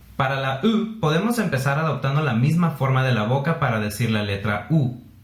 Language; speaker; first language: Spanish; native; Spanish